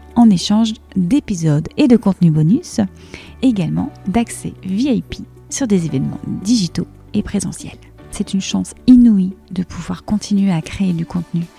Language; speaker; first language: French; native; French